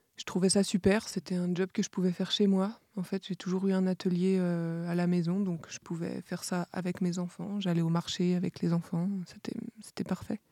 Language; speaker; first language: French; native; French